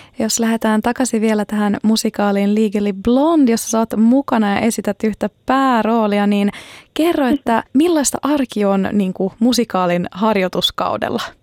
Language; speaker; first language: Finnish; native; Finnish